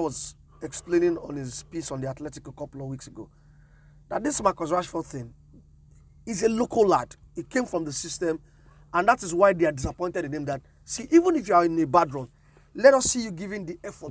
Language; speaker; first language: English; non-native, local second language; Yoruba